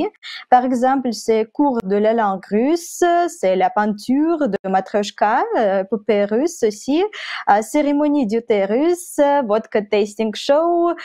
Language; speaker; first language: French; non-native, fluent; Russian